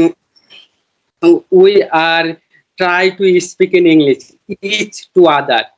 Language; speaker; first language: English; non-native, learner; Bangla